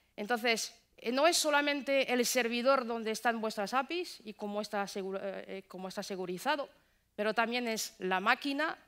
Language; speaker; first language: Spanish; non-native, fluent; French